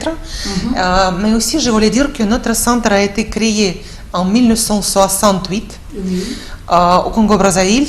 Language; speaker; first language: French; non-native, fluent; Russian